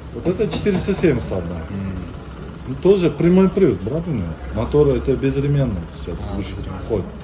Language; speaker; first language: Russian; non-native, local second language; Uzbek